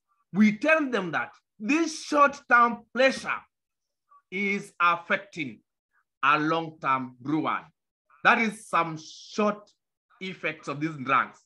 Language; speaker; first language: English; non-native, local second language; Kamba